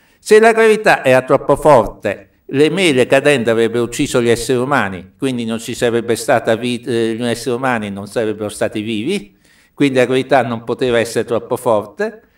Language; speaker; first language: Italian; native; Italian